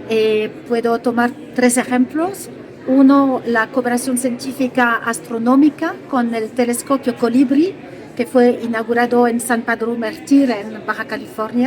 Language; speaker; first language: Spanish; non-native, fluent; French